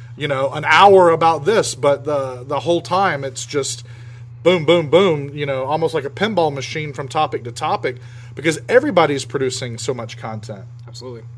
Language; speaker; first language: English; native; English